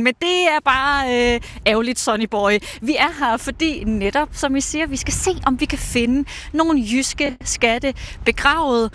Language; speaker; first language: Danish; native; Danish